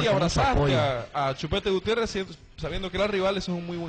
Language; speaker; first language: Spanish; native; Spanish